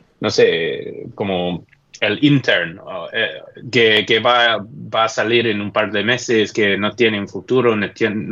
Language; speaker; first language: Spanish; non-native, fluent; English